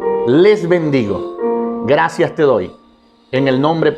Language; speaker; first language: Spanish; native; Spanish